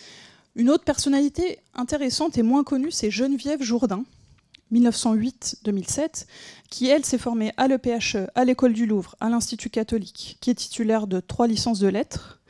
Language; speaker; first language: French; native; French